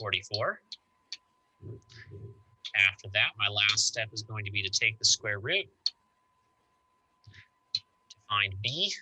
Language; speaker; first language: English; native; English